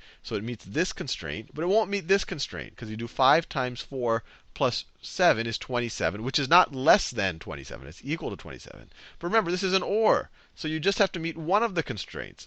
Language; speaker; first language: English; native; English